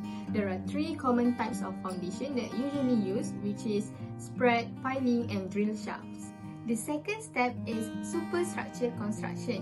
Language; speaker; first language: English; non-native, local second language; Malay